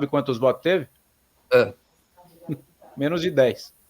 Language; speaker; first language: Portuguese; native; Portuguese